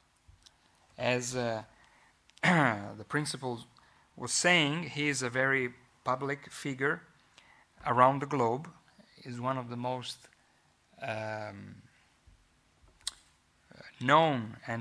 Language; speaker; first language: English; non-native, fluent; Italian